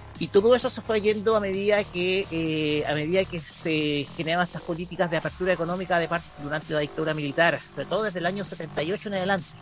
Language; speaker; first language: Spanish; native; Spanish